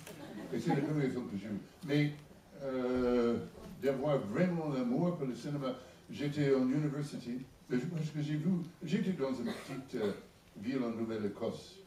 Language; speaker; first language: French; non-native, learner; English